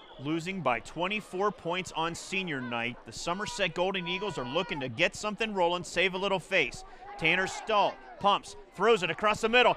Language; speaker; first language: English; native; English